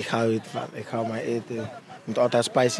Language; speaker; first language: Dutch; non-native, learner; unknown